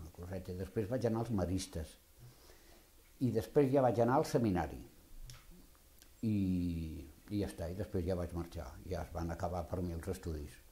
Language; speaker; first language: Catalan; native; Catalan